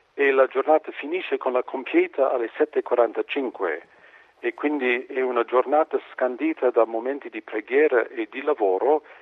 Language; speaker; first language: Italian; non-native, fluent; English